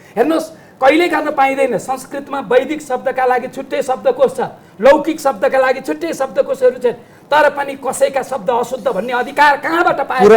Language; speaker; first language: Nepali; native; Nepali